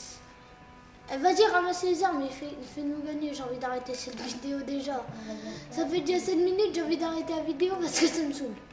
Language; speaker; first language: French; native; French